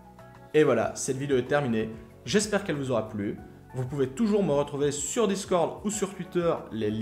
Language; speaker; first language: French; native; French